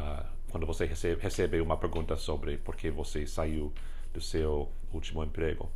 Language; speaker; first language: Portuguese; non-native, fluent; English